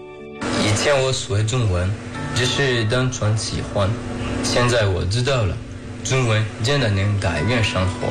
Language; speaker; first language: Chinese; non-native, fluent; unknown